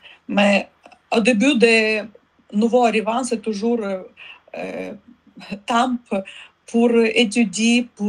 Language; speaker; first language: French; non-native, learner; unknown